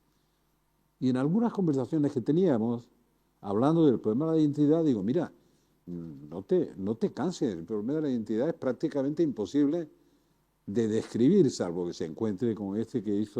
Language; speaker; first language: Spanish; native; Spanish